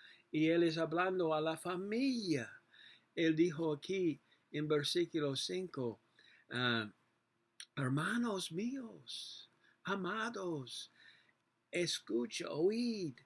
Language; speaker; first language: Spanish; non-native, learner; English